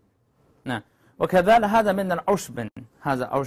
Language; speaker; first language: Arabic; non-native, learner; Chinese